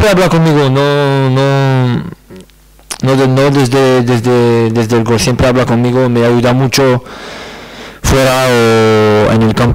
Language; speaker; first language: Spanish; non-native, learner; French